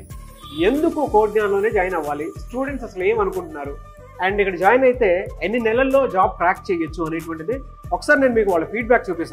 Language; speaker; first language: Telugu; native; Telugu